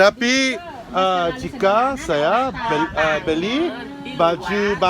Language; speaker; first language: Indonesian; non-native, learner; English